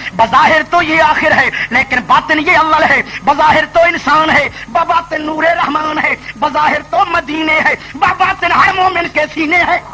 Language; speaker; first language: Urdu; non-native, local second language; Punjabi